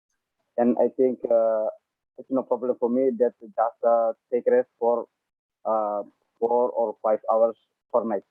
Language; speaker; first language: English; non-native, learner; Indonesian